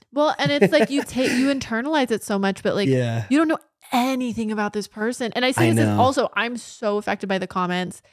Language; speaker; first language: English; native; English